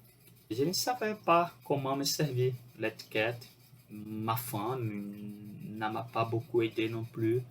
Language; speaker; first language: French; non-native, fluent; Portuguese